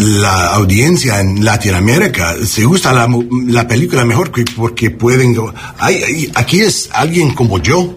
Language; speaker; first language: Spanish; non-native, learner; English